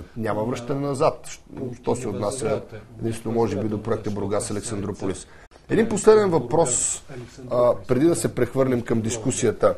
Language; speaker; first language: Bulgarian; native; Bulgarian